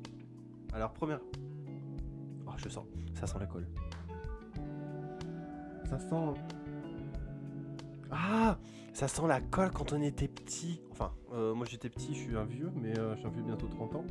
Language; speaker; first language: French; native; French